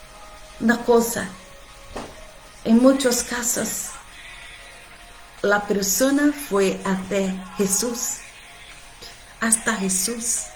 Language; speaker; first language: Spanish; non-native, fluent; Portuguese